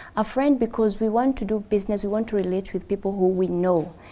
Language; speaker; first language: English; non-native, local second language; Kikuyu